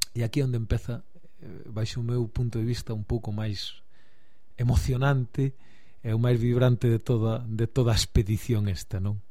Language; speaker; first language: Galician; native; Galician